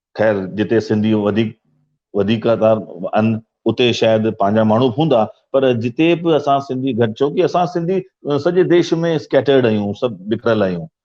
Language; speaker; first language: Sindhi; early bilingual, heritage; Sindhi